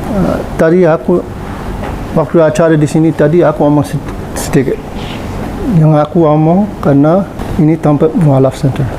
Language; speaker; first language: Indonesian; non-native, learner; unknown